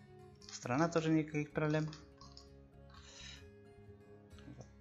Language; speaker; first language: Russian; non-native, learner; Spanish